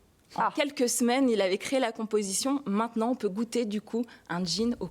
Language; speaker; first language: French; native; French